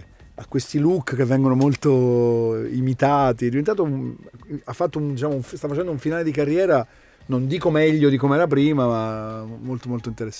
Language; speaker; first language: Italian; native; Italian